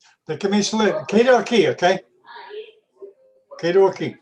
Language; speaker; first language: Spanish; non-native, learner; English